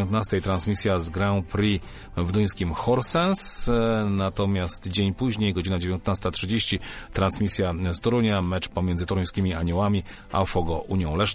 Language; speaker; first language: Polish; native; Polish